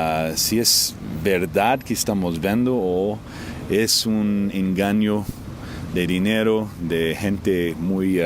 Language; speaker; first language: Spanish; non-native, fluent; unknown